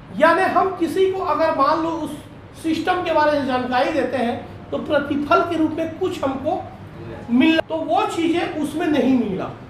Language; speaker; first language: Hindi; native; Hindi